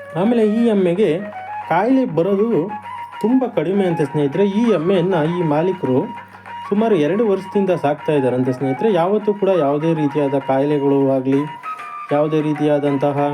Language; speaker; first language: Kannada; native; Kannada